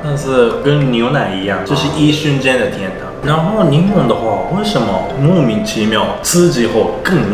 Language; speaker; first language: Chinese; non-native, fluent; Japanese